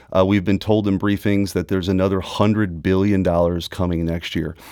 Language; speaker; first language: English; early bilingual, other home language; German